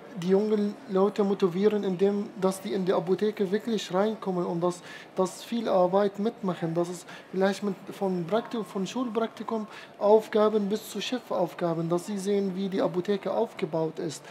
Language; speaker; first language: German; non-native, fluent; Arabic